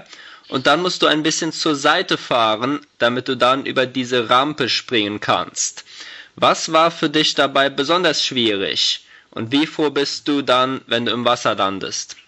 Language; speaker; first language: German; native; German